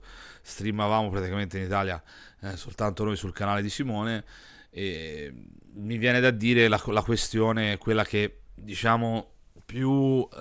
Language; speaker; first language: Italian; native; Italian